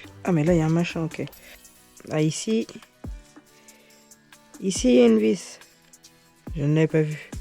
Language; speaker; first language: French; native; French